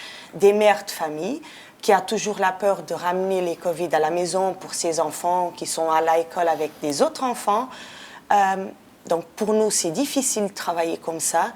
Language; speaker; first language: French; non-native, fluent; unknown